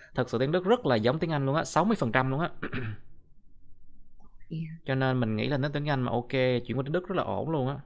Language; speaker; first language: Vietnamese; native; Vietnamese